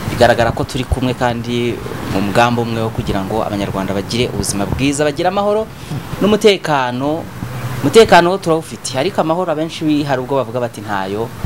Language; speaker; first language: Kinyarwanda; native; Kinyarwanda